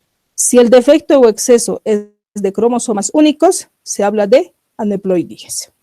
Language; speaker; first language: Spanish; native; Spanish